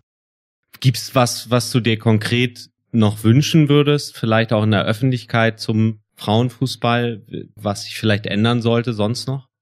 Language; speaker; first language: German; native; German